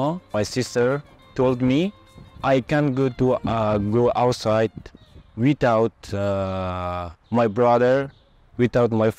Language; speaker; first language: English; non-native, learner; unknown